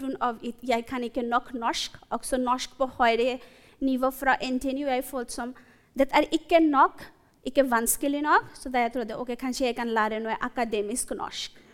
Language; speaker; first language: Norwegian; non-native, fluent; Bangla